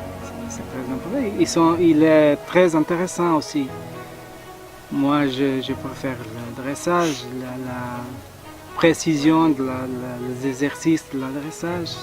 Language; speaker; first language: French; non-native, learner; Portuguese